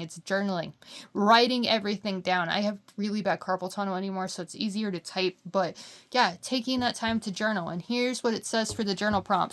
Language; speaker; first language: English; native; English